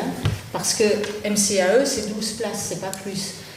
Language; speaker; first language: French; native; French